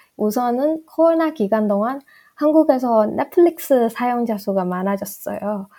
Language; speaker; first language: Korean; non-native, fluent; Burmese